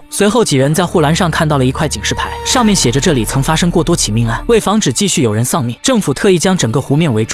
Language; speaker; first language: Chinese; native; Chinese